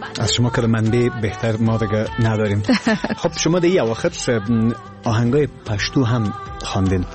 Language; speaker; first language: Persian; native; Persian